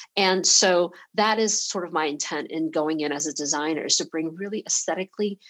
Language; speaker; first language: English; early bilingual, other home language; Chinese